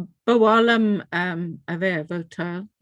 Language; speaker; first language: Irish; non-native, learner; English